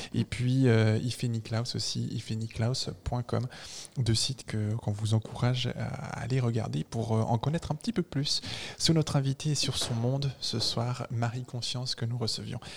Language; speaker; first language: French; native; French